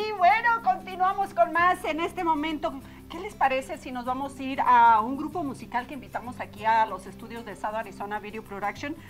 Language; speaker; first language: Spanish; native; Spanish